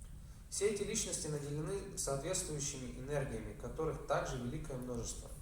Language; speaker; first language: Russian; native; Russian